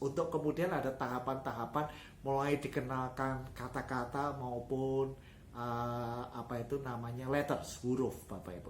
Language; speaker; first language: Indonesian; native; Indonesian